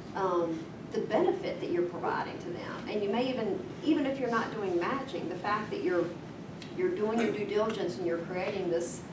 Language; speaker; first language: English; native; English